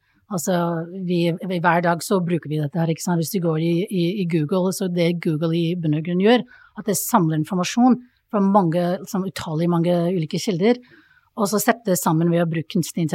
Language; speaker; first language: Norwegian; non-native, fluent; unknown